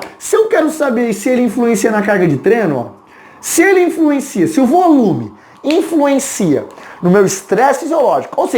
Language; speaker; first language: Portuguese; native; Portuguese